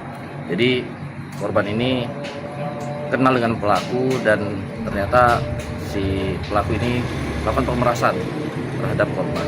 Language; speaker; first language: Indonesian; native; Indonesian